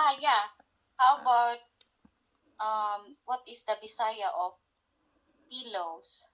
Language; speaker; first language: English; non-native, local second language; Cebuano